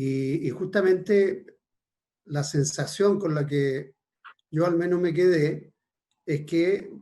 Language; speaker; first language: Spanish; native; Spanish